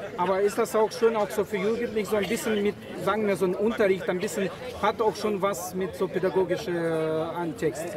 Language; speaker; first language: German; non-native, fluent; Ukrainian